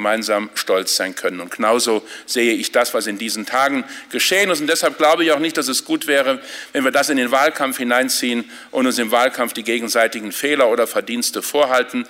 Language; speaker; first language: German; native; German